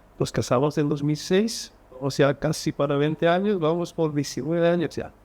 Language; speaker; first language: Spanish; early bilingual, heritage; Spanish